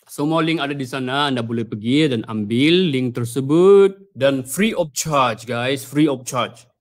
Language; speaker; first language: Malay; native; Malay